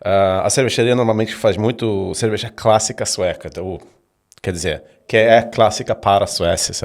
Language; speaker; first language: Portuguese; non-native, fluent; Swedish